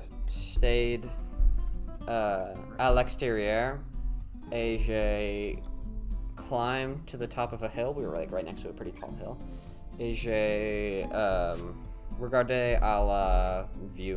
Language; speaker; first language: French; non-native, learner; English